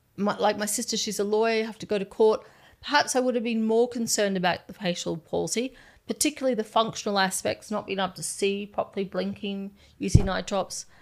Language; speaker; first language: English; native; English